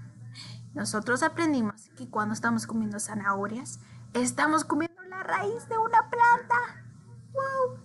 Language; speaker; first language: Spanish; early bilingual, heritage; English